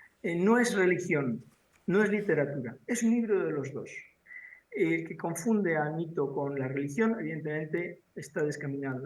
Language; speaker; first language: Spanish; native; Spanish